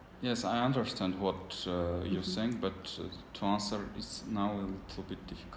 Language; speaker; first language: English; non-native, learner; Armenian